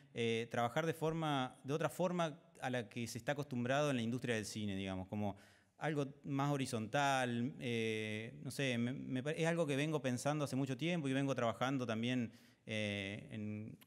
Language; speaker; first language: Spanish; native; Spanish